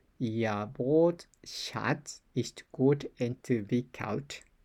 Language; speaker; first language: German; non-native, learner; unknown